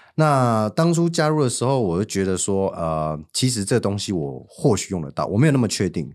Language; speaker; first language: Chinese; native; Chinese